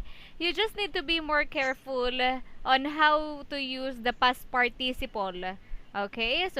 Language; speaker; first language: English; non-native, fluent; Filipino